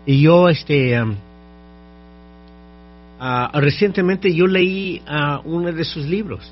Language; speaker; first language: Spanish; non-native, fluent; English